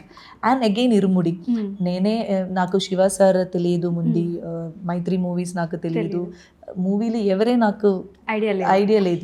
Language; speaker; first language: Telugu; non-native, learner; Malayalam